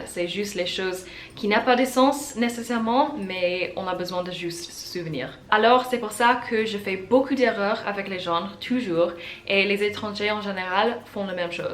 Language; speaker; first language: French; non-native, learner; English